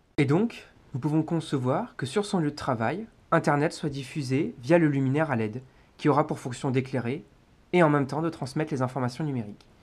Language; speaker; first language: French; native; French